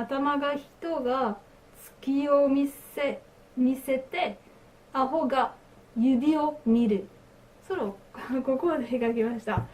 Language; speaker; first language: Japanese; non-native, learner; French